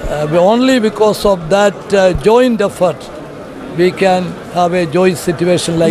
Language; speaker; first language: English; non-native, local second language; Malayalam